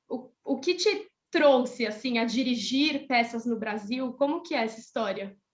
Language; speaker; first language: Portuguese; native; Portuguese